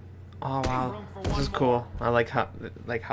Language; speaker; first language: English; native; English